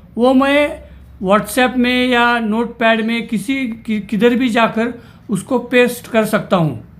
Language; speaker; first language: Hindi; non-native, local second language; Marathi